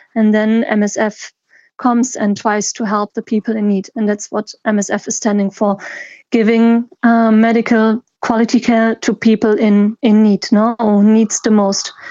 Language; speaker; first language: English; non-native, fluent; German